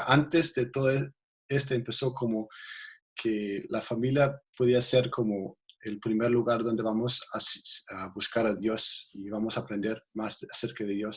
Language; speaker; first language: Spanish; non-native, fluent; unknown